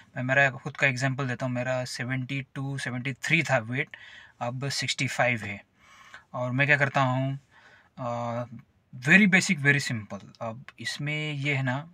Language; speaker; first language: Hindi; non-native, local second language; Marathi